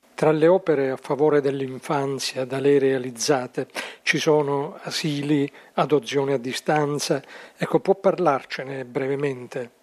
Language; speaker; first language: Italian; native; Italian